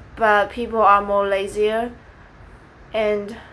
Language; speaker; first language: English; non-native, fluent; Chinese